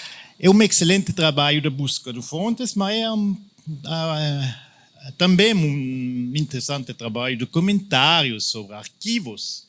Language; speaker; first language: Portuguese; non-native, learner; French